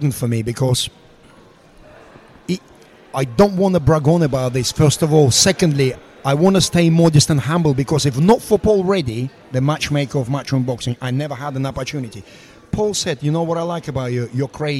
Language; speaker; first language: English; non-native, fluent; Russian